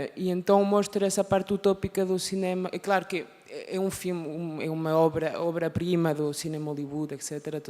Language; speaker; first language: Portuguese; non-native, learner; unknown